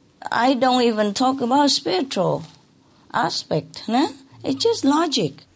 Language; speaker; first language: English; non-native, fluent; Vietnamese